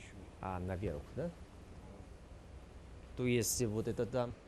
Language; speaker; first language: Russian; non-native, learner; Korean